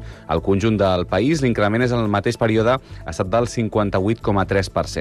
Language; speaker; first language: Catalan; native; Catalan